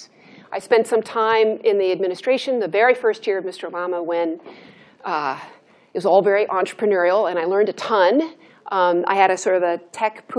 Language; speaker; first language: English; native; English